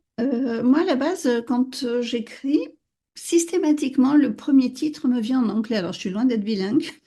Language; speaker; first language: French; native; French